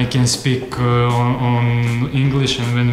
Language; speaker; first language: English; non-native, fluent; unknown